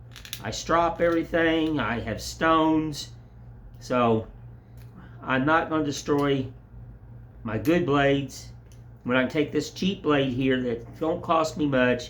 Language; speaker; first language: English; native; English